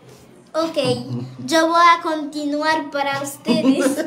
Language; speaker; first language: Spanish; non-native, learner; Haitian Creole